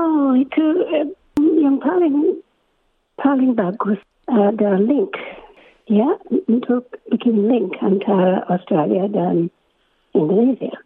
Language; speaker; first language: Indonesian; non-native, fluent; English